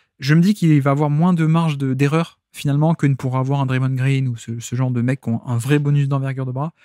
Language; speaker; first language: French; native; French